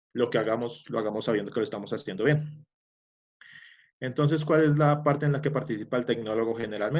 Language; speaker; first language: Spanish; native; Spanish